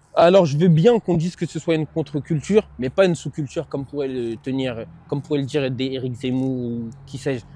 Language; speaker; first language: French; native; French